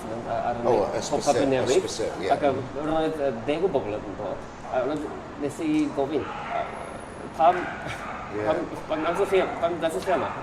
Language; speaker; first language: Welsh; non-native, learner; Japanese